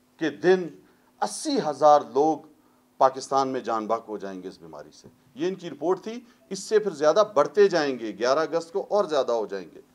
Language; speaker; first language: Urdu; non-native, local second language; Pashto